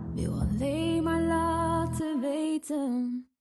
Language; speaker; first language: Dutch; native; Dutch